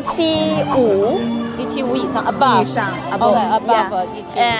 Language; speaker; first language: Chinese; native; Chinese